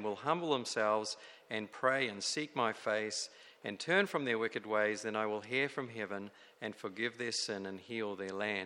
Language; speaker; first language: English; native; English